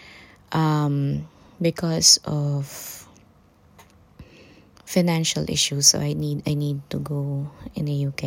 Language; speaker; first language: English; non-native, local second language; Cebuano